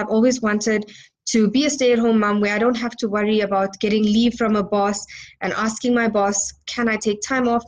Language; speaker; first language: English; native; English